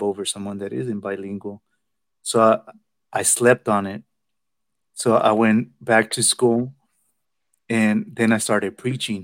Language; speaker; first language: English; early bilingual, other home language; Spanish